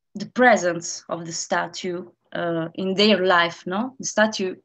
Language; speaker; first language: English; non-native, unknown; Italian